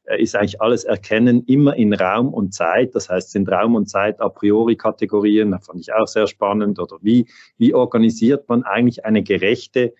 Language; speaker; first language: German; native; German